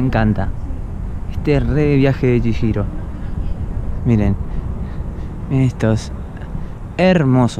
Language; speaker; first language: Spanish; native; Spanish